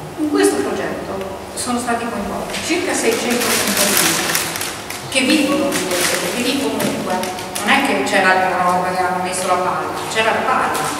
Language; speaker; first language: Italian; native; Italian